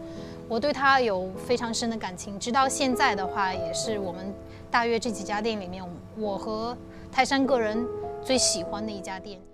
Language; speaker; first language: Chinese; native; Chinese